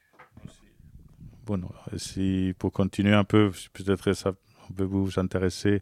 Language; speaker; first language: French; non-native, fluent; Spanish